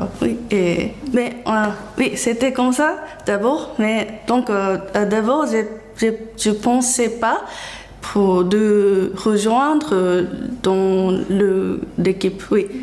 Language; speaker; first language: French; non-native, learner; Japanese